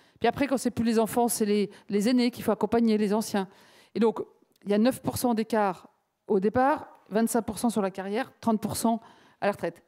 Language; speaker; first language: French; native; French